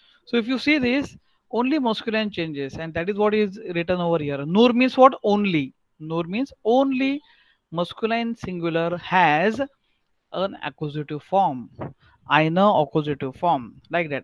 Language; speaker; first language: English; non-native, local second language; Marathi